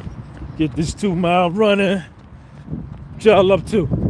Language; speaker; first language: English; native; English